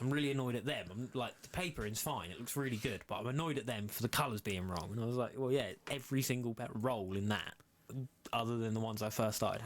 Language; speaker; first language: English; native; English